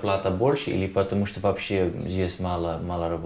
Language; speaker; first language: Russian; non-native, learner; Dutch